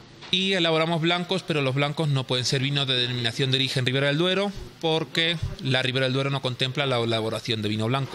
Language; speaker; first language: Spanish; native; Spanish